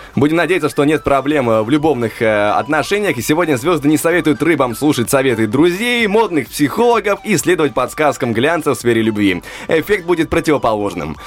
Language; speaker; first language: Russian; native; Russian